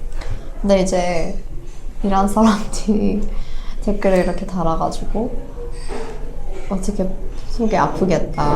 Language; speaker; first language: Korean; non-native, fluent; Persian